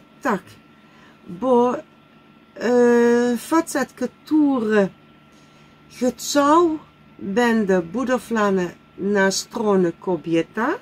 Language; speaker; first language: Polish; non-native, learner; Dutch